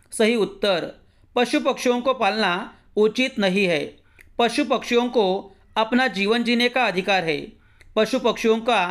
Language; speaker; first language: Hindi; non-native, local second language; Marathi